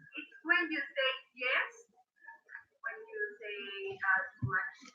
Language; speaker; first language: English; non-native, learner; Spanish